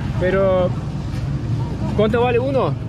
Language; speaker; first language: Spanish; non-native, learner; Turkish